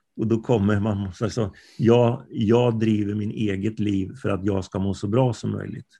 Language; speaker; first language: Swedish; native; Swedish